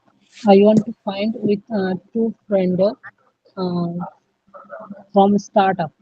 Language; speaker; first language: English; non-native, local second language; Hindi